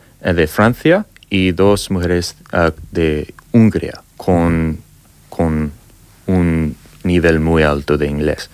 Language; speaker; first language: Spanish; non-native, learner; English